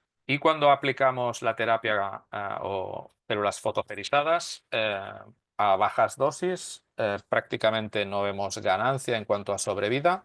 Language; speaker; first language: Spanish; native; Spanish